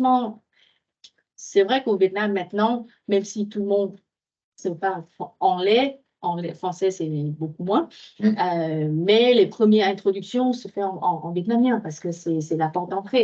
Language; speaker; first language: French; non-native, fluent; Vietnamese